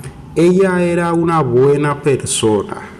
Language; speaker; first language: Spanish; non-native, fluent; Haitian Creole